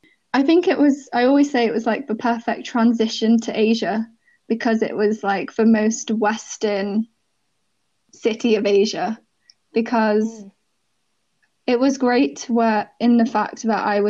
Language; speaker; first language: English; native; English